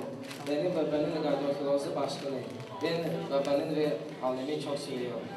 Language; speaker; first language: Turkish; non-native, learner; Tajik